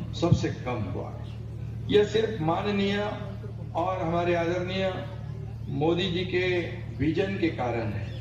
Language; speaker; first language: Hindi; non-native, local second language; Marathi